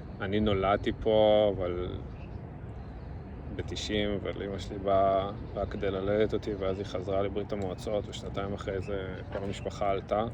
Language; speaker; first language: Hebrew; early bilingual, other home language; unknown